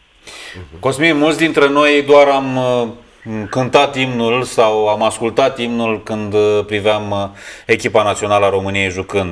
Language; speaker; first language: Romanian; native; Romanian